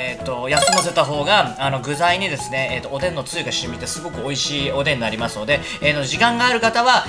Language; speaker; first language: Japanese; native; Japanese